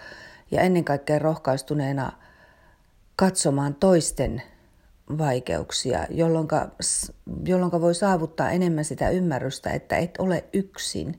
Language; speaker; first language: Finnish; native; Finnish